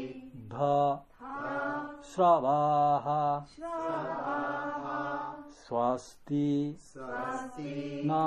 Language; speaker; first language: Japanese; non-native, fluent; Bangla